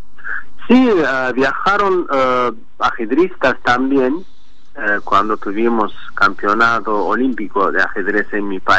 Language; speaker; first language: Spanish; non-native, learner; Azerbaijani